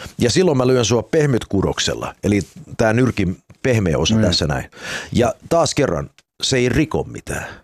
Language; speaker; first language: Finnish; early bilingual, heritage; Finnish